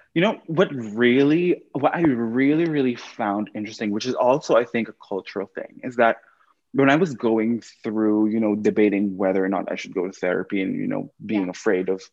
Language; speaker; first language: English; non-native, local second language; Filipino